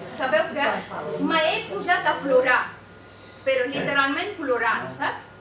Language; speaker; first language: Catalan; non-native, fluent; Persian